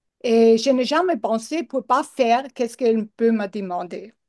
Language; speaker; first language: French; non-native, learner; English